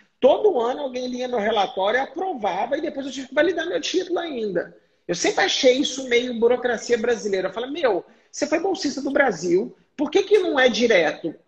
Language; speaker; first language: Portuguese; native; Portuguese